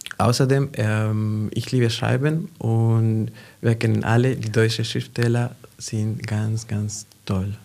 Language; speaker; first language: German; non-native, fluent; Spanish